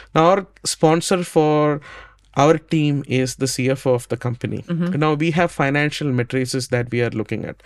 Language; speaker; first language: English; non-native, local second language; Malayalam